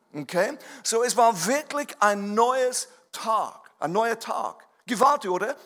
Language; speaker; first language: German; non-native, fluent; English